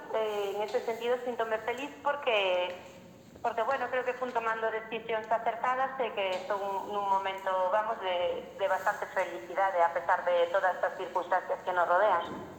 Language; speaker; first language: Spanish; native; Spanish